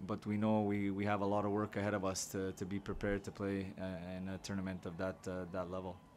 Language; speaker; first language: English; early bilingual, other home language; French